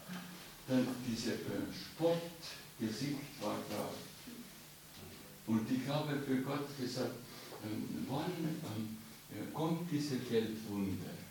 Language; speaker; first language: German; non-native, fluent; Estonian